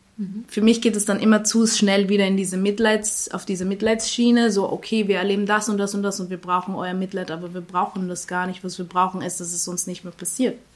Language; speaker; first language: German; early bilingual, other home language; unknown